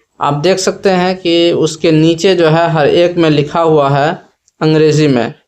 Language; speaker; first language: Urdu; native; Urdu